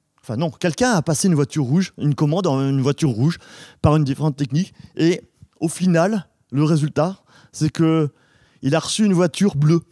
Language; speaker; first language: French; native; French